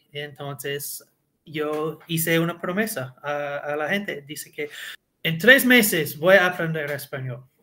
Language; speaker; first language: Spanish; non-native, learner; English